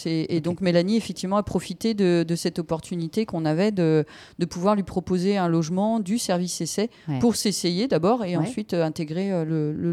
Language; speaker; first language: French; native; French